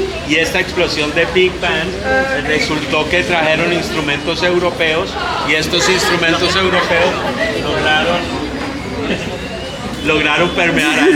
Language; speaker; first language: Spanish; native; Spanish